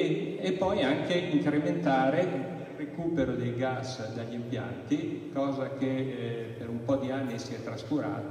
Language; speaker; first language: Italian; native; Italian